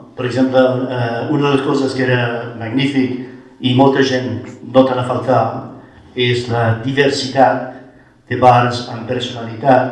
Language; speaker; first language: Catalan; non-native, fluent; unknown